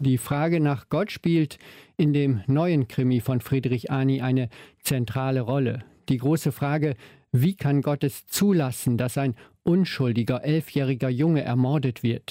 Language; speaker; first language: German; native; German